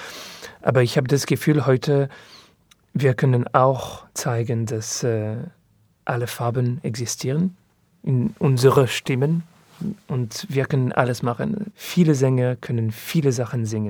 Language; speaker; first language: German; non-native, learner; French